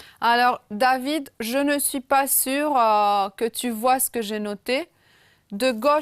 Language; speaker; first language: French; non-native, fluent; Romanian